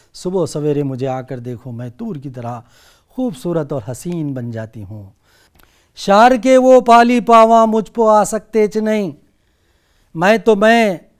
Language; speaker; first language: Urdu; native; Urdu